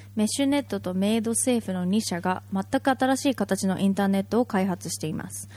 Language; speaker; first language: Japanese; native; Japanese